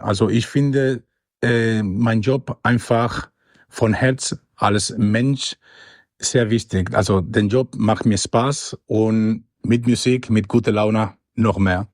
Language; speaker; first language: German; non-native, learner; Spanish